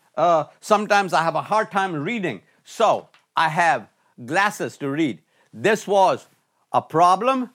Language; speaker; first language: English; non-native, local second language; Hindi